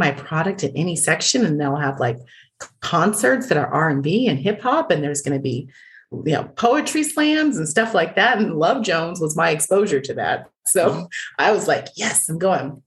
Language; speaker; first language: English; native; English